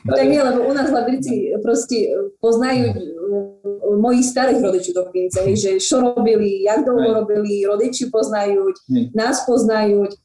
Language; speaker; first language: Slovak; non-native, local second language; Rusyn